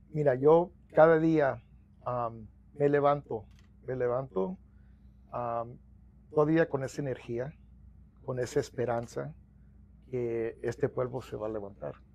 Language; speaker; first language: Spanish; early bilingual, heritage; Spanish